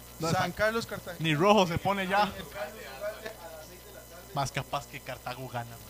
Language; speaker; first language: Spanish; native; Spanish